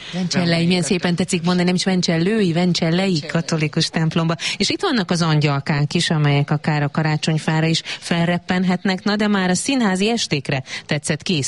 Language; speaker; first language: Hungarian; native; Hungarian